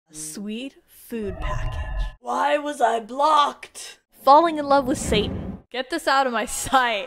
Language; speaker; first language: English; native; English